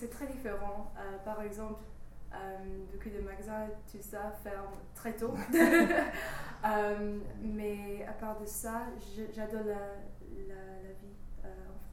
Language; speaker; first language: French; non-native, fluent; English